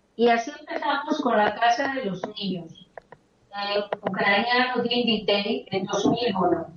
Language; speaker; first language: Spanish; native; Spanish